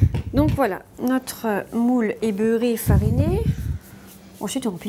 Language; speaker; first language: French; native; French